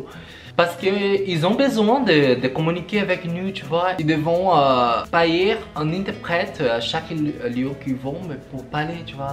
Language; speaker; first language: French; non-native, learner; Portuguese